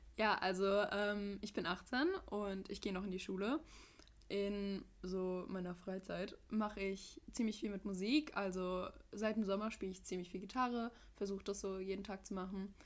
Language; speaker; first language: German; early bilingual, other home language; English